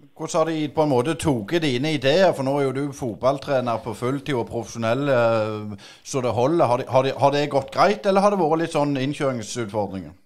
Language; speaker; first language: Norwegian; native; Norwegian